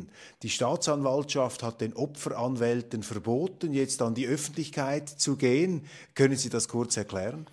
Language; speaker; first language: German; native; German